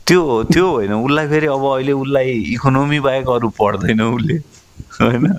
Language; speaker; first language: Nepali; native; Nepali